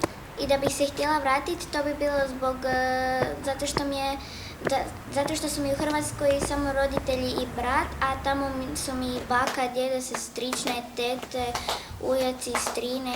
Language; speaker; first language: Bosnian; early bilingual, other home language; Spanish